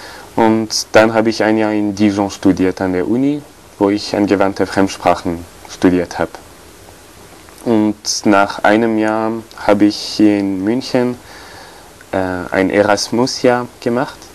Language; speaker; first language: German; non-native, fluent; French